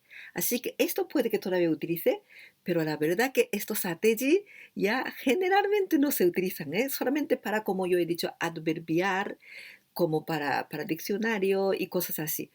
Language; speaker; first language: Spanish; non-native, fluent; Japanese